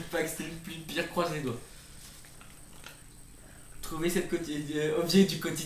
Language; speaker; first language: French; native; French